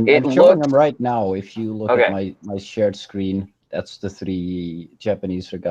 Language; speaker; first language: English; native; English